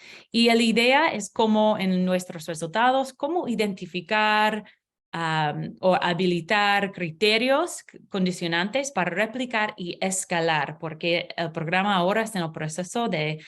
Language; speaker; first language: Spanish; non-native, learner; English